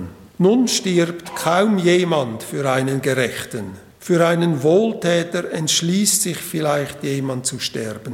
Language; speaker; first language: German; native; German